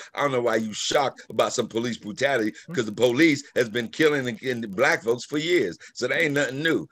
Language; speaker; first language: English; native; English